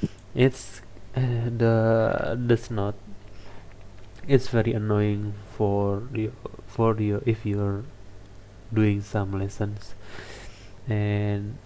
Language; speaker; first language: English; non-native, learner; Indonesian